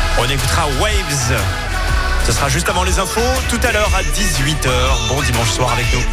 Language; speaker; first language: French; native; French